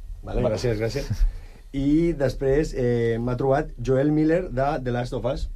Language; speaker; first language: Catalan; native; Catalan